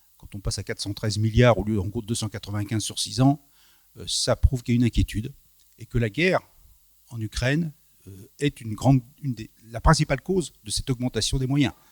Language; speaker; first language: French; native; French